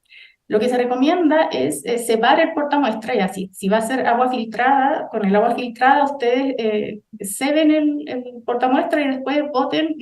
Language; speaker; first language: Spanish; native; Spanish